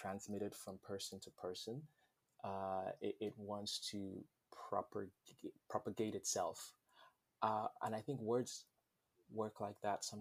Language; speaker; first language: English; non-native, local second language; Yoruba